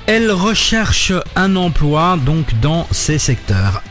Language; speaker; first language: French; native; French